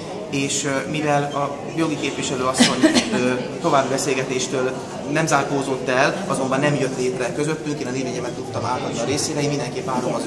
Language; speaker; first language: Hungarian; native; Hungarian